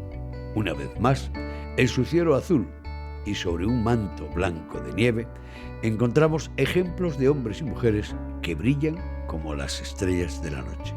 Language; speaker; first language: Spanish; native; Spanish